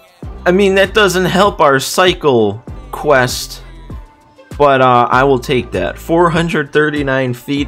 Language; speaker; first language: English; native; English